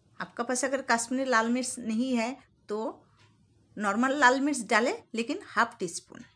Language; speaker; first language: Hindi; non-native, local second language; Bangla